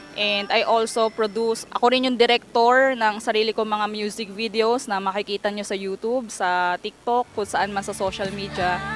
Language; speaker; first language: Filipino; native; Filipino